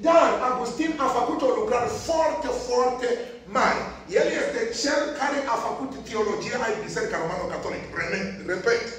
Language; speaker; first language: Romanian; non-native, fluent; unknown